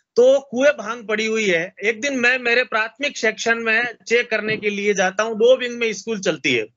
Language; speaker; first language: Hindi; native; Hindi